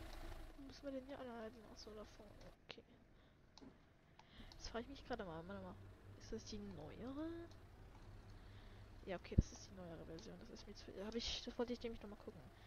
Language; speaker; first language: German; native; German